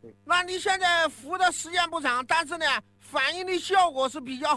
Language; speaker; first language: Chinese; native; Chinese